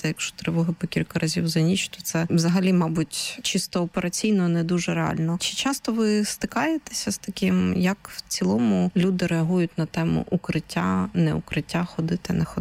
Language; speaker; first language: Ukrainian; native; Ukrainian